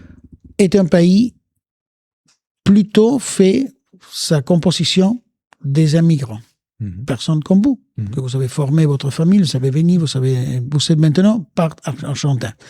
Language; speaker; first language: French; non-native, fluent; Spanish